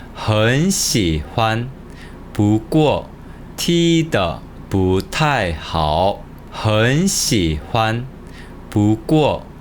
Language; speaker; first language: Chinese; non-native, fluent; Korean